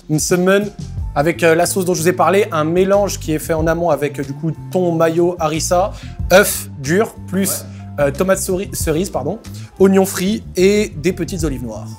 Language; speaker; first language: French; native; French